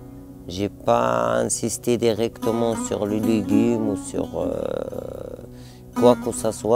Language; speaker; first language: French; non-native, learner; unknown